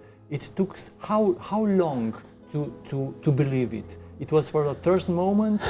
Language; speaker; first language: English; non-native, fluent; Romanian